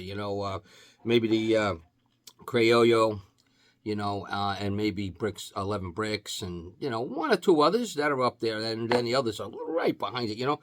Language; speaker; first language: English; native; English